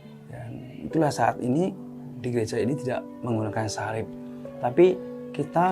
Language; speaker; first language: Indonesian; native; Indonesian